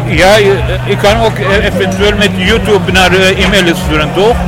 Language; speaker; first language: Dutch; non-native, learner; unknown